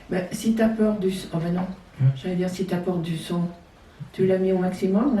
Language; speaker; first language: French; native; French